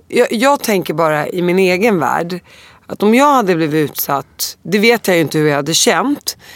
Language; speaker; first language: Swedish; early bilingual, other home language; Arabic